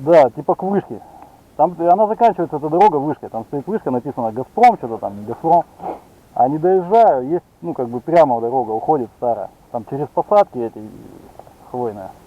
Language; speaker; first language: Russian; native; Russian